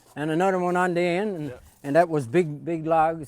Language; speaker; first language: English; native; English